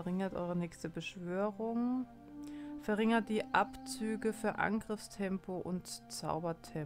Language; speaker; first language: German; native; German